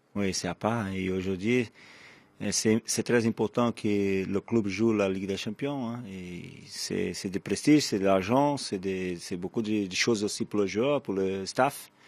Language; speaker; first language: French; non-native, fluent; Portuguese